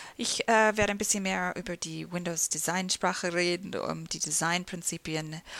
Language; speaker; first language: German; non-native, fluent; English